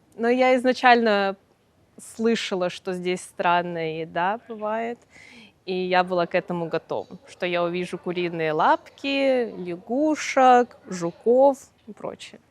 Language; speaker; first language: Russian; native; Russian